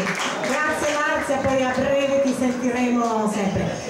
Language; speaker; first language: Italian; native; Italian